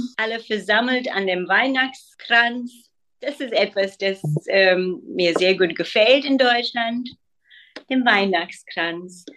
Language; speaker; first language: German; non-native, fluent; English